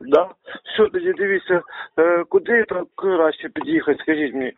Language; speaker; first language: Ukrainian; non-native, local second language; Russian